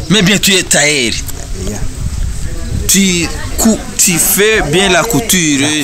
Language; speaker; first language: French; non-native, learner; Rundi